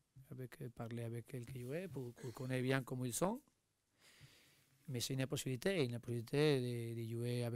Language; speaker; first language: French; non-native, learner; Spanish